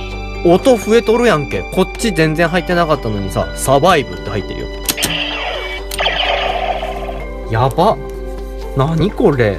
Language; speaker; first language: Japanese; native; Japanese